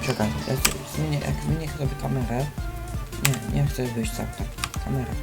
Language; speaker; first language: Polish; native; Polish